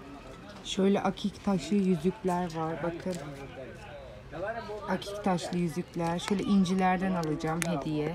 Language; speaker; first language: Turkish; native; Turkish